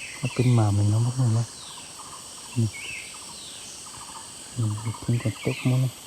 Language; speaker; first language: Thai; non-native, local second language; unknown